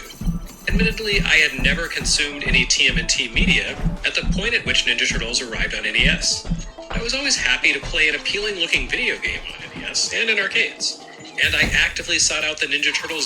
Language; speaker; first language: English; native; English